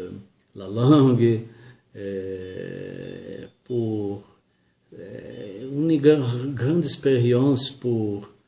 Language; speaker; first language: French; non-native, learner; Portuguese